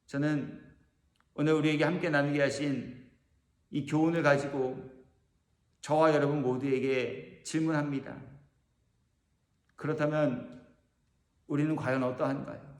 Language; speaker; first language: Korean; native; Korean